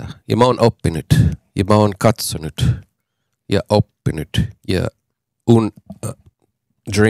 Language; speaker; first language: Finnish; non-native, learner; English